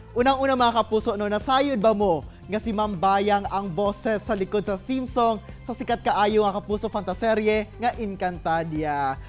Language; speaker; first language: Cebuano; native; Cebuano